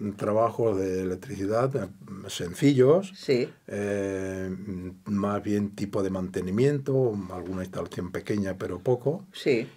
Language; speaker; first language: Spanish; native; Spanish